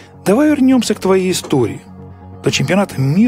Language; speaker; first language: Russian; native; Russian